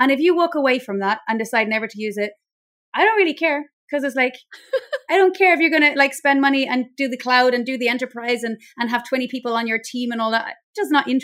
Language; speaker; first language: English; native; English